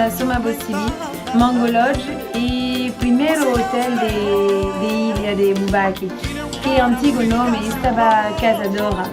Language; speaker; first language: Portuguese; non-native, local second language; Upper Guinea Crioulo